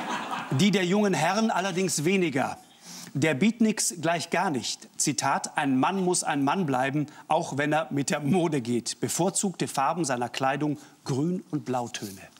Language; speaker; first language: German; native; German